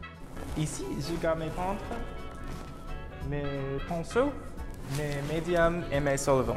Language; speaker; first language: French; non-native, learner; English